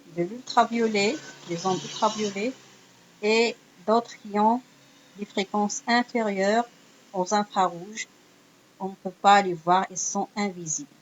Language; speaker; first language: French; non-native, local second language; Arabic